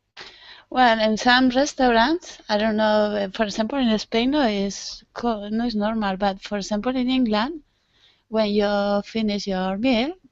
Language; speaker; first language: English; non-native, learner; Spanish